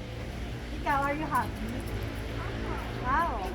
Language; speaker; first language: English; non-native, local second language; Filipino